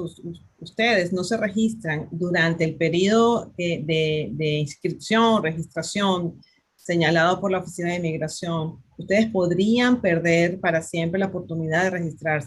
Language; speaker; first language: Spanish; native; Spanish